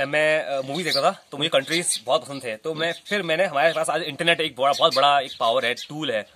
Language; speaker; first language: Hindi; native; Hindi